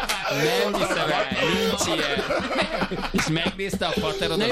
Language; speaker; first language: Hungarian; native; Hungarian